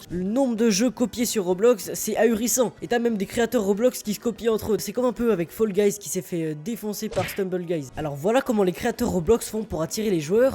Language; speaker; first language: French; native; French